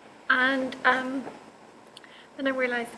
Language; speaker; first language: English; native; English